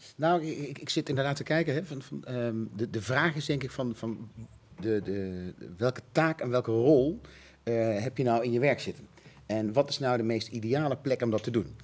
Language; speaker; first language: Dutch; native; Dutch